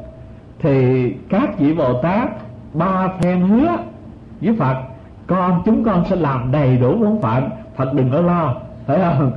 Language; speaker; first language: Vietnamese; native; Vietnamese